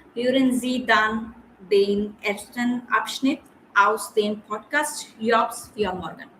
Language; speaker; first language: German; non-native, learner; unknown